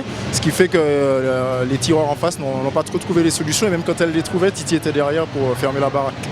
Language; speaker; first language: French; native; French